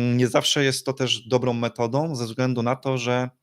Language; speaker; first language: Polish; native; Polish